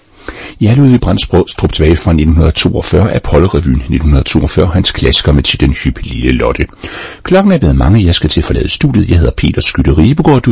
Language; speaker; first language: Danish; native; Danish